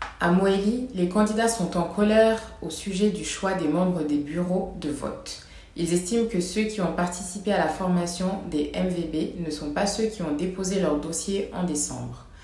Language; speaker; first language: French; non-native, local second language; Ngazidja Comorian